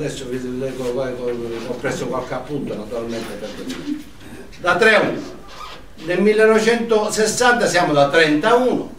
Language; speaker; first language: Italian; native; Italian